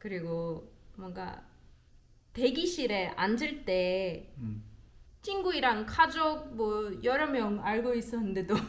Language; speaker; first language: Korean; non-native, learner; German